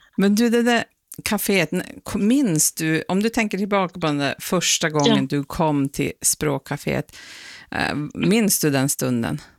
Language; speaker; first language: Swedish; native; Swedish